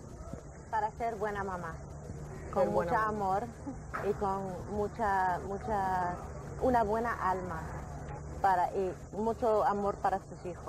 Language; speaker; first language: Spanish; early bilingual, heritage; English